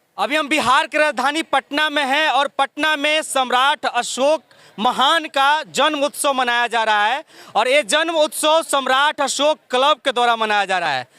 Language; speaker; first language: Hindi; native; Hindi